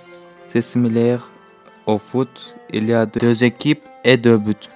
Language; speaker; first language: French; non-native, learner; Turkish